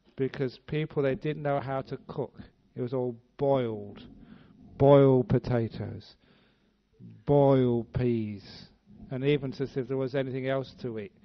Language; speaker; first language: English; native; English